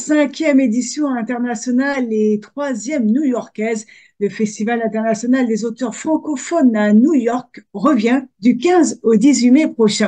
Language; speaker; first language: French; native; French